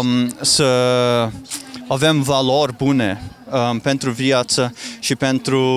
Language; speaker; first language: Romanian; non-native, fluent; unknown